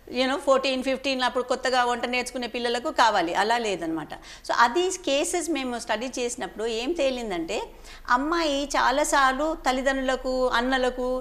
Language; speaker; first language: Telugu; native; Telugu